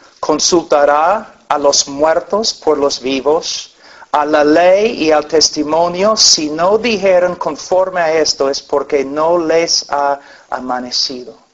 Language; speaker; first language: Spanish; non-native, fluent; English